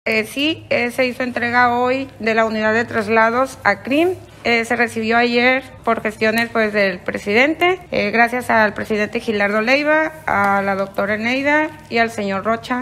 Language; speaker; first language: Spanish; native; Spanish